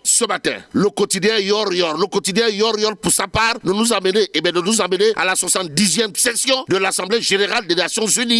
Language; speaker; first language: French; non-native, local second language; Wolof